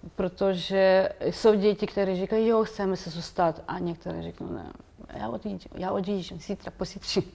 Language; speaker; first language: Czech; non-native, fluent; Ukrainian